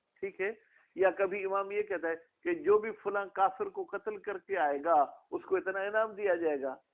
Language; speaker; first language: Urdu; non-native, local second language; Sindhi